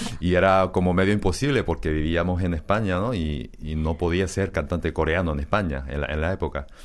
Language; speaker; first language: Spanish; early bilingual, other home language; Korean